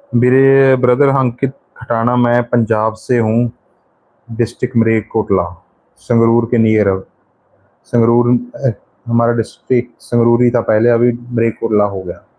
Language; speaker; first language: Hindi; non-native, local second language; Punjabi